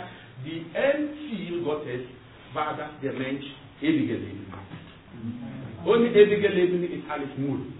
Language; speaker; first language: German; non-native, learner; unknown